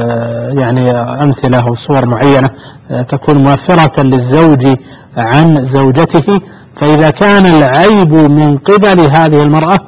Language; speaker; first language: Arabic; native; Arabic